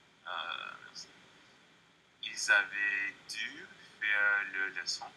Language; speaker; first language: French; non-native, learner; English